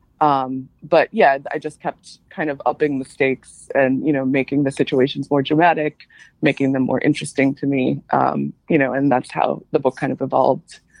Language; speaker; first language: English; native; English